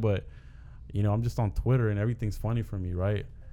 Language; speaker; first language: English; early bilingual, other home language; Spanish